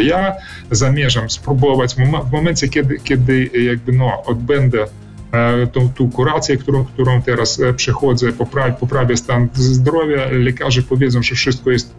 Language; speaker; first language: Polish; early bilingual, heritage; Polish